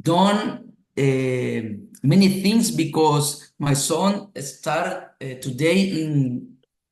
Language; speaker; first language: English; non-native, learner; Spanish